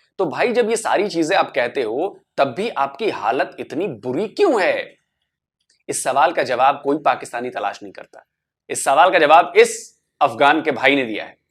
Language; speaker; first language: Hindi; native; Hindi